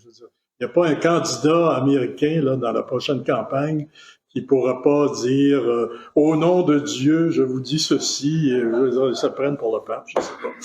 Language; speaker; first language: French; native; French